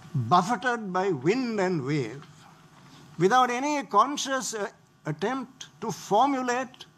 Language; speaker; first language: English; non-native, local second language; Sinhala